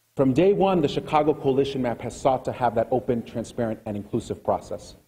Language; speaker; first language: English; early bilingual, other home language; Spanish